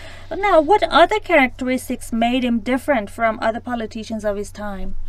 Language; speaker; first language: English; non-native, fluent; Persian